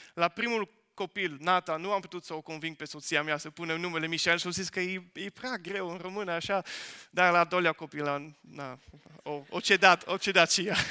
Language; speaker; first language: Romanian; non-native, fluent; Dutch